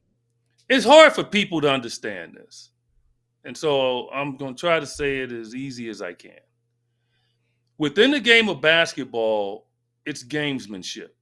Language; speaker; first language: English; native; English